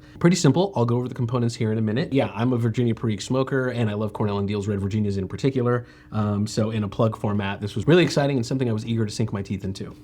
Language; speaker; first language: English; native; English